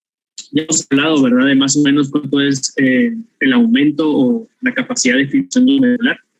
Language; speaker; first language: Spanish; native; Spanish